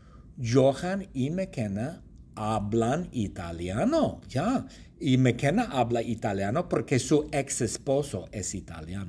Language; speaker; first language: Spanish; non-native, fluent; English